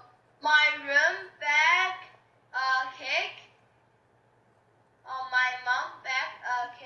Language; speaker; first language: English; non-native, learner; Chinese